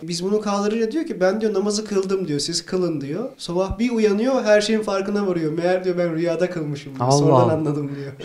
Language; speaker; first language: Turkish; native; Turkish